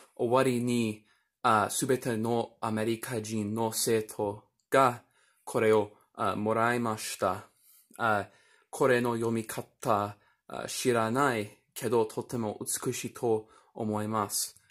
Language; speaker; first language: Japanese; non-native, learner; English